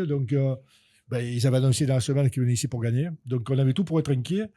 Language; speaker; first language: French; native; French